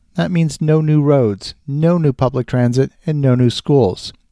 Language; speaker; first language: English; native; English